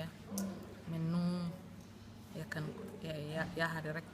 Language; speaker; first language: Danish; non-native, learner; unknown